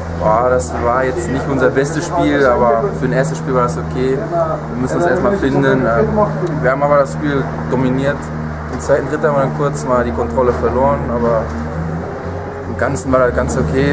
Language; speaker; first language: German; non-native, fluent; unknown